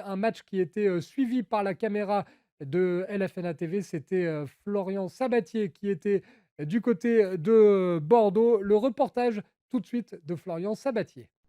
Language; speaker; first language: French; native; French